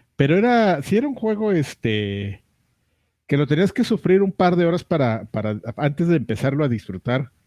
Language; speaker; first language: Spanish; native; Spanish